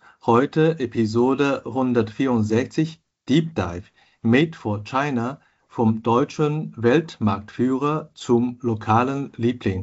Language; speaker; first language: German; non-native, fluent; Chinese